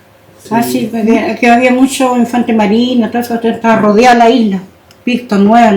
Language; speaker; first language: Spanish; native; Spanish